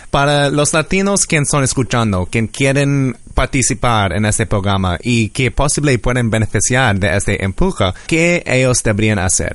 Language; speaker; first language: Spanish; early bilingual, heritage; English